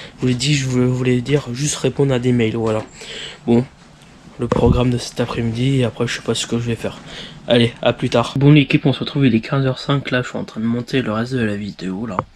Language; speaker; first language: French; native; French